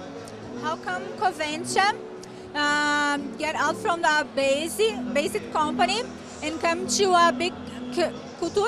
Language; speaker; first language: English; non-native, learner; Portuguese